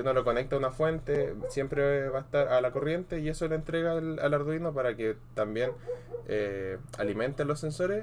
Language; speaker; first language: Spanish; native; Spanish